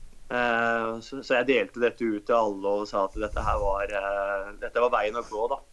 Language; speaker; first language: Norwegian; native; Norwegian